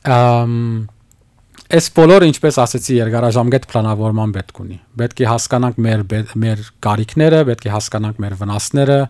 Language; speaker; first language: Armenian; early bilingual, heritage; Armenian